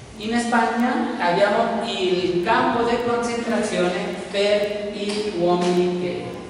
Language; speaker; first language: Italian; non-native, learner; Spanish